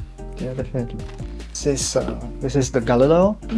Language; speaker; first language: English; non-native, learner; Czech